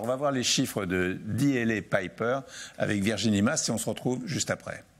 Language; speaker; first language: French; native; French